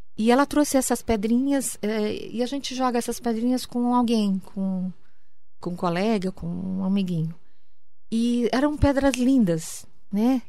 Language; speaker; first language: Portuguese; early bilingual, other home language; Japanese